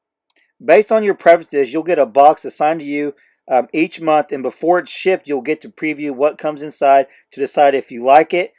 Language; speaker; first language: English; native; English